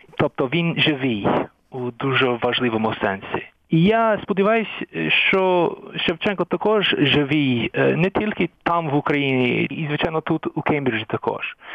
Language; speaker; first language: Ukrainian; non-native, fluent; English